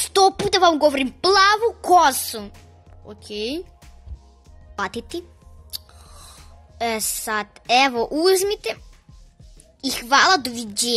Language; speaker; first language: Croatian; early bilingual, other home language; Russian